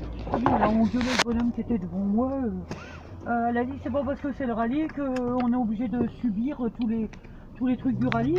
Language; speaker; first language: French; native; French